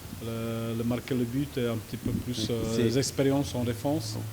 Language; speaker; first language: French; non-native, fluent; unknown